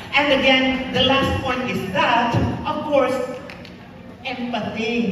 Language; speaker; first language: English; non-native, local second language; Filipino